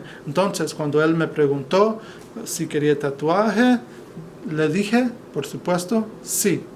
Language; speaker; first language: Spanish; non-native, fluent; English